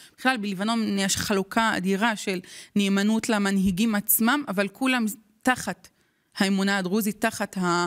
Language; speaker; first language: Hebrew; non-native, local second language; Arabic